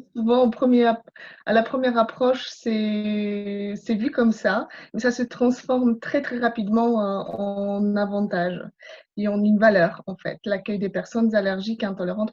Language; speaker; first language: French; non-native, fluent; Polish